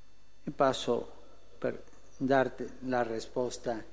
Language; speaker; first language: Italian; early bilingual, heritage; Spanish